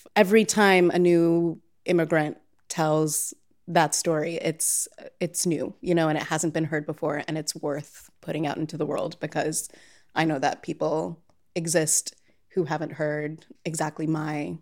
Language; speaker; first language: English; non-native, local second language; Telugu